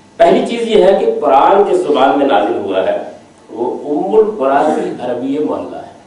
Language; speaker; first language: Urdu; non-native, local second language; Punjabi